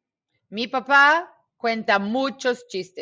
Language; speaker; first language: Spanish; non-native, fluent; English